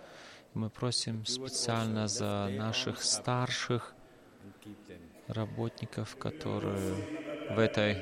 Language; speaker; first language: Russian; non-native, fluent; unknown